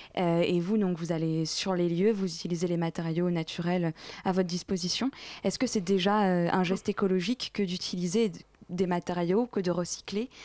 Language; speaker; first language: French; native; French